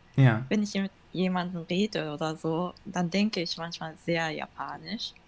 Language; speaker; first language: German; early bilingual, other home language; Japanese